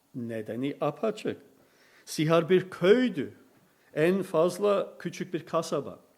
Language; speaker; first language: Turkish; non-native, fluent; English